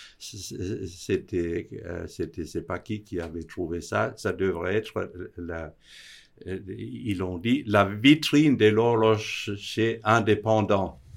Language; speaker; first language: French; non-native, fluent; Danish